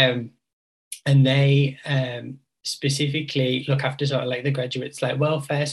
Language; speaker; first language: English; native; English